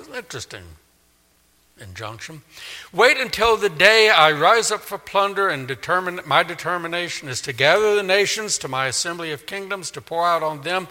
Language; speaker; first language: English; native; English